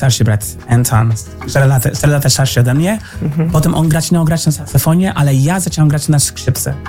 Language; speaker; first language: Polish; early bilingual, heritage; English